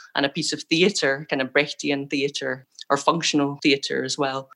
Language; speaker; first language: English; native; English